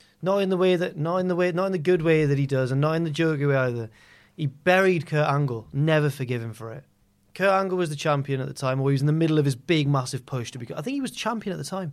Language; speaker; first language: English; native; English